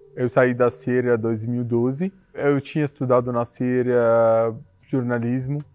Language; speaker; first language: Portuguese; non-native, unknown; Arabic